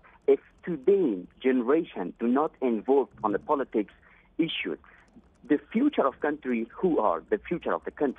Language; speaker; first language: English; non-native, fluent; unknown